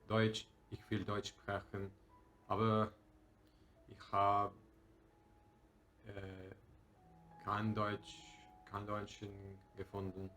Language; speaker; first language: German; non-native, learner; English